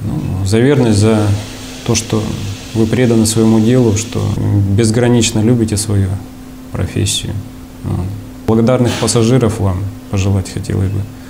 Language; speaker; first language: Russian; native; Russian